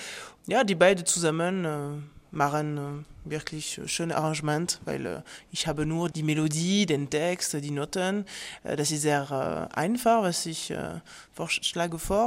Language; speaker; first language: German; non-native, fluent; French